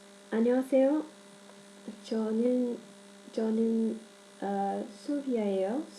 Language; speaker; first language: Korean; non-native, learner; Cantonese